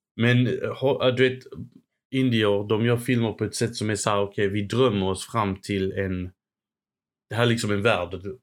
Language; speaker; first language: Swedish; early bilingual, other home language; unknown